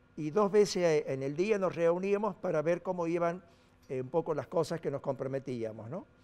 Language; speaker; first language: Spanish; native; Spanish